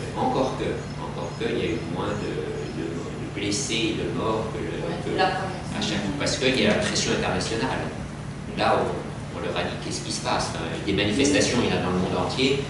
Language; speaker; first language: French; native; French